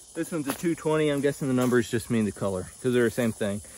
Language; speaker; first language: English; native; English